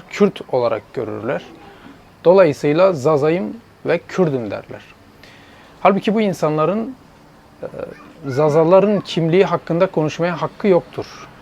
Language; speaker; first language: Turkish; non-native, local second language; Zaza